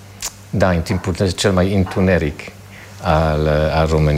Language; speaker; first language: Romanian; non-native, fluent; German